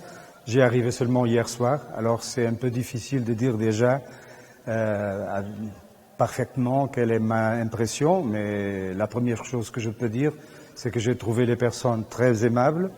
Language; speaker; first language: French; non-native, fluent; Portuguese